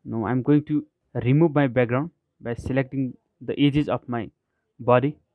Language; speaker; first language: English; non-native, fluent; Nepali